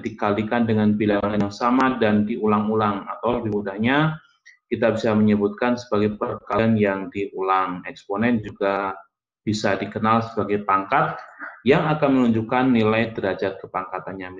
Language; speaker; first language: Indonesian; native; Indonesian